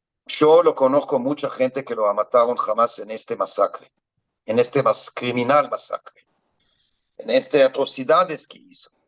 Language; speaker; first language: Spanish; non-native, fluent; Hebrew